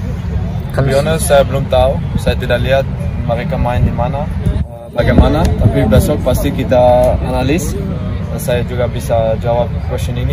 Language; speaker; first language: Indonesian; non-native, fluent; Dutch